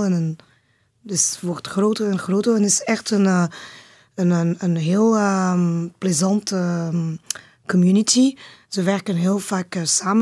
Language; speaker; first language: Dutch; non-native, learner; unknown